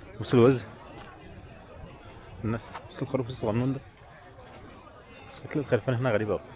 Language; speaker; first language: Arabic; native; Arabic